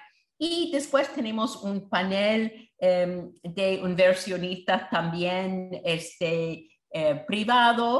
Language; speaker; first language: Spanish; non-native, fluent; English